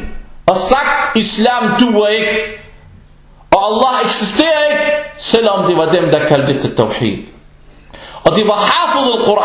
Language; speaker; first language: Danish; non-native, local second language; Arabic